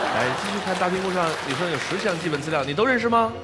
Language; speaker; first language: Chinese; native; Chinese